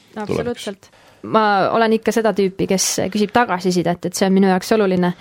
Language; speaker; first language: Estonian; early bilingual, heritage; Estonian